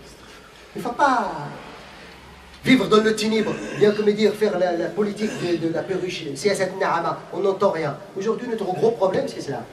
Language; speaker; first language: French; non-native, fluent; Arabic